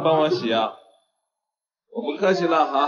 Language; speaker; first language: Chinese; native; Chinese